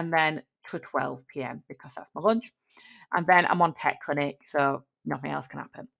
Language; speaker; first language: English; native; English